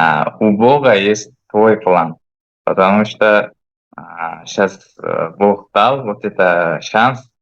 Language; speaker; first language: Russian; non-native, fluent; Uzbek